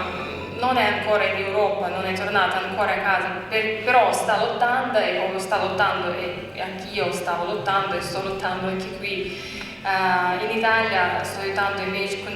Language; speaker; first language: Italian; non-native, fluent; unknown